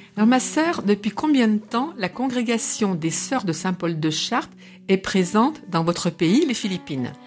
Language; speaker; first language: French; native; French